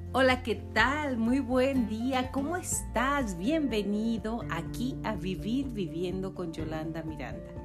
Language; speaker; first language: Spanish; native; Spanish